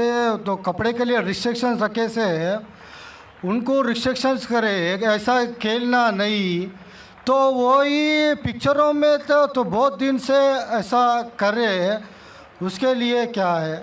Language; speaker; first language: Hindi; non-native, local second language; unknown